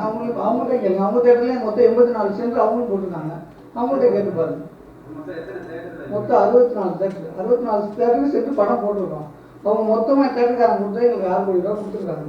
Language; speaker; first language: Tamil; native; Tamil